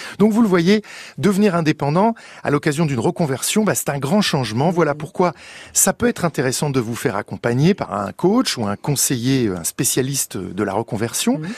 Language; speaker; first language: French; native; French